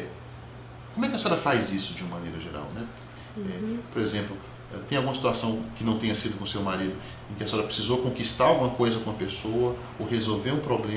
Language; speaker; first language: Portuguese; native; Portuguese